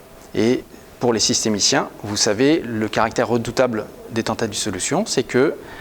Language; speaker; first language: French; native; French